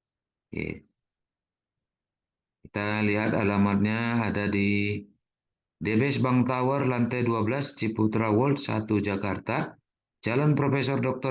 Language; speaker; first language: Indonesian; native; Indonesian